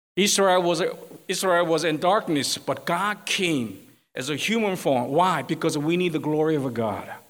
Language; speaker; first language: English; non-native, fluent; Korean